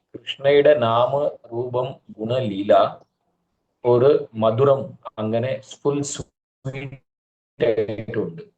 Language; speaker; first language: Malayalam; early bilingual, heritage; Malayalam